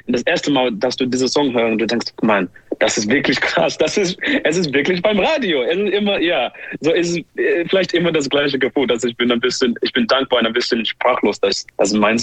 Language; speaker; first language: German; non-native, fluent; English